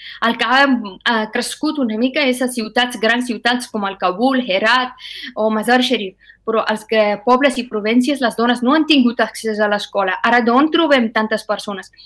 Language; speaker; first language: Catalan; non-native, fluent; Persian